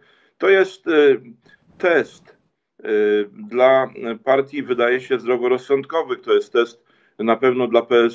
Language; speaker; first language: Polish; native; Polish